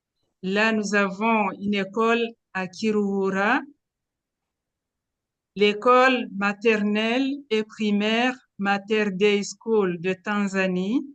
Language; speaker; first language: French; non-native, local second language; Kinyarwanda